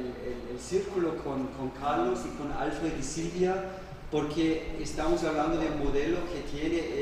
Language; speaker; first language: Spanish; non-native, fluent; German